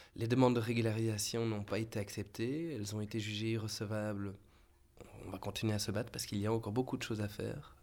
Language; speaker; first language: French; native; French